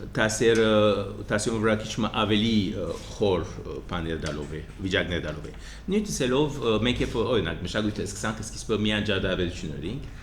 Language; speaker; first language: Armenian; early bilingual, heritage; Armenian